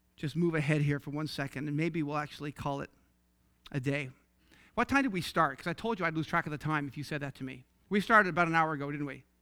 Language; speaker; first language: English; native; English